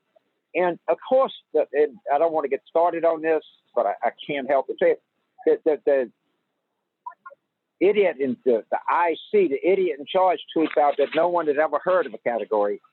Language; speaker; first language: English; native; English